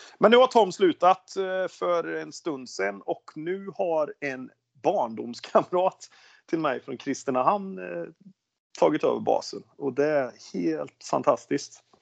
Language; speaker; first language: Swedish; native; Swedish